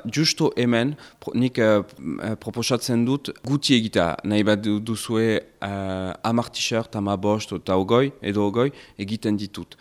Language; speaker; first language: Basque; non-native, local second language; French